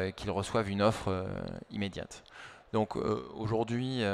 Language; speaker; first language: French; native; French